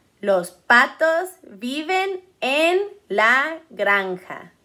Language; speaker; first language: Spanish; early bilingual, heritage; Spanish